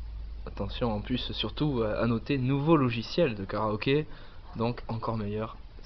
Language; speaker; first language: French; native; French